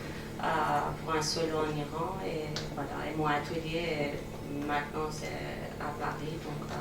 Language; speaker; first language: French; non-native, fluent; Persian